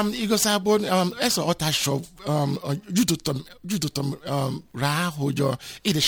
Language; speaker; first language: Hungarian; non-native, fluent; Yoruba